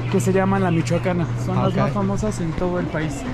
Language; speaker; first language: Spanish; native; Spanish